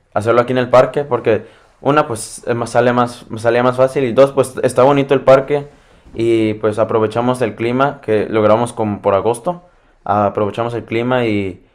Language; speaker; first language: Spanish; early bilingual, heritage; Spanish